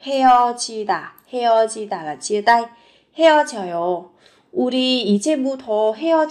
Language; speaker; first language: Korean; non-native, fluent; Vietnamese